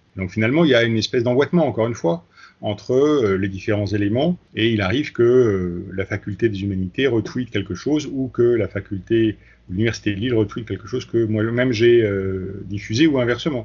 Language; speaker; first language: French; native; French